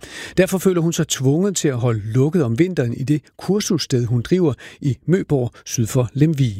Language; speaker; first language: Danish; native; Danish